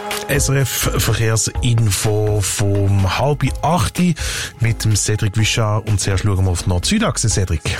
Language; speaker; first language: German; native; German